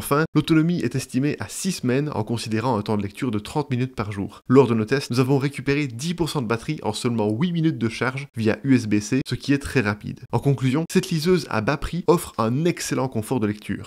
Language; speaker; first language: French; native; French